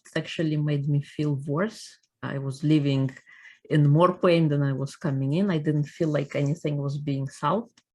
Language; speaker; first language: English; non-native, fluent; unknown